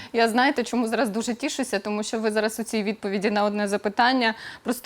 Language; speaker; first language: Ukrainian; native; Ukrainian